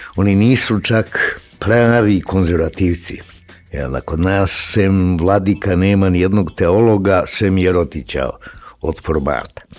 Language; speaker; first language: Serbian; native; Serbian